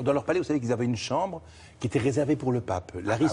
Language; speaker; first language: French; native; French